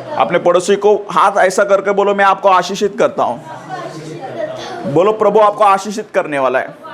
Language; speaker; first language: Hindi; non-native, local second language; Marathi